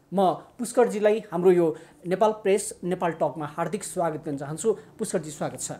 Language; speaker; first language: Nepali; native; Nepali